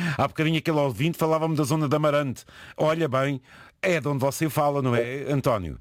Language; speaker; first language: Portuguese; native; Portuguese